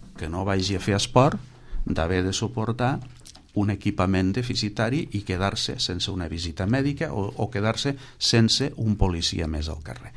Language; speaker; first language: Catalan; native; Catalan